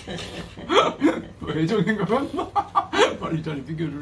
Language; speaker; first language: Korean; native; Korean